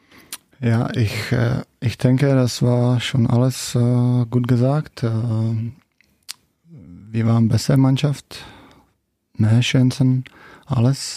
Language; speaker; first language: German; non-native, learner; Czech